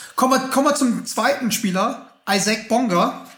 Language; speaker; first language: German; native; German